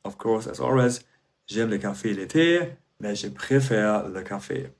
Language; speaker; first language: French; non-native, fluent; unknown